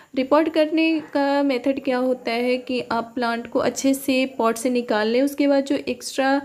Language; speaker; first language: Hindi; native; Hindi